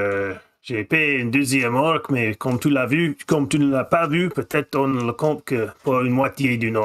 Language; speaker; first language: French; non-native, fluent; English